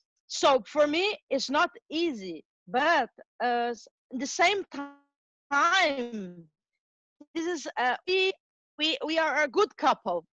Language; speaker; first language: English; non-native, learner; Portuguese